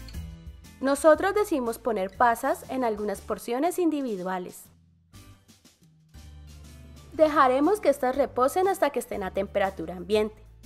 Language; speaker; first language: Spanish; native; Spanish